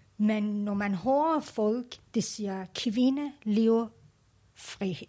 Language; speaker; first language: Danish; non-native, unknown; Persian